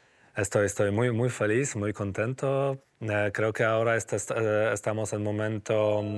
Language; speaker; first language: Spanish; non-native, learner; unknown